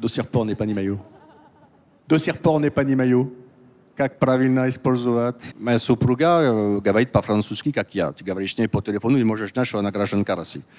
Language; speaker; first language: Russian; non-native, learner; French